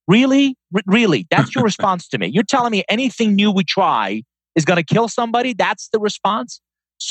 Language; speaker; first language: English; non-native, fluent; Persian